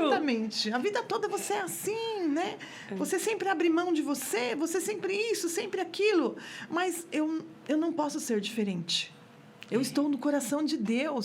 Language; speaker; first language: Portuguese; native; Portuguese